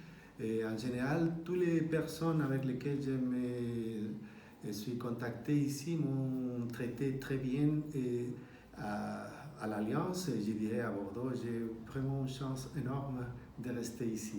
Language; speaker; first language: French; non-native, fluent; Spanish